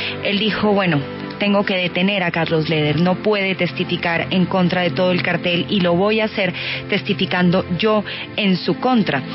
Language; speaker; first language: Spanish; native; Spanish